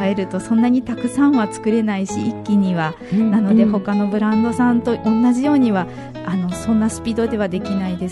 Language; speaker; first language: Japanese; native; Japanese